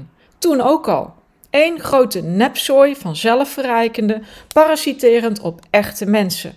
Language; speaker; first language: Dutch; native; Dutch